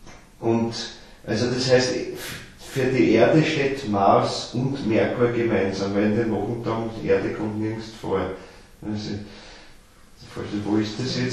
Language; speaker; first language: German; native; German